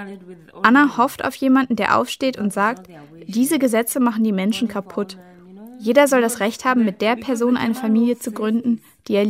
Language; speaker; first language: German; native; German